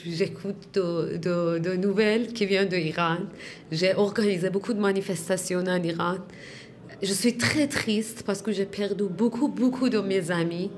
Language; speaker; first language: French; non-native, fluent; Persian